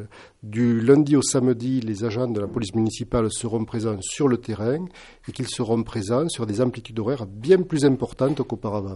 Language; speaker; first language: French; native; French